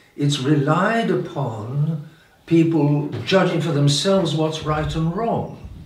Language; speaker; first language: English; native; English